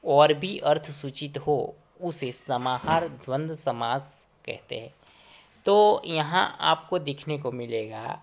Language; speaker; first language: Hindi; non-native, local second language; Gujarati